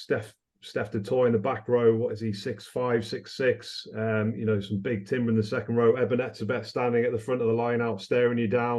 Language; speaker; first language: English; native; English